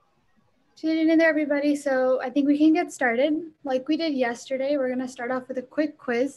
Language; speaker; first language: English; early bilingual, other home language; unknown